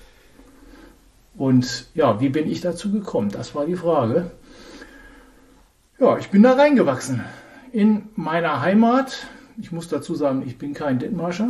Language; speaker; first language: German; native; German